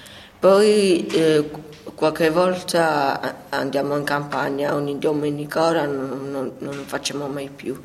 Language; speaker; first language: Italian; early bilingual, other home language; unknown